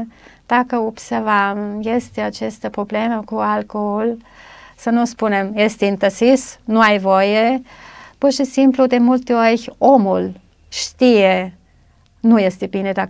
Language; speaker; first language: Romanian; non-native, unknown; German